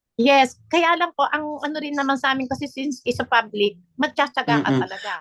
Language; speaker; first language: Filipino; native; Filipino